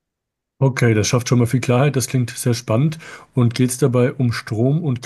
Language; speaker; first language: German; native; German